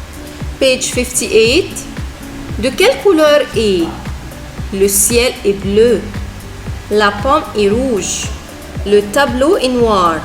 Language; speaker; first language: French; non-native, fluent; Arabic